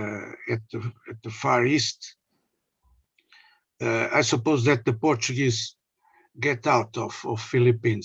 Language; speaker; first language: English; non-native, learner; Portuguese